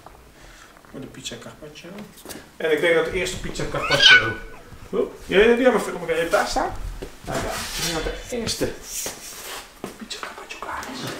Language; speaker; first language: Dutch; native; Dutch